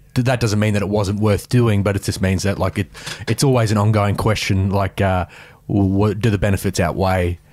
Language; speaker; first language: English; native; English